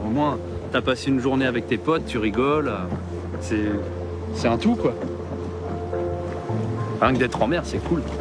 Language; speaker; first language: French; native; French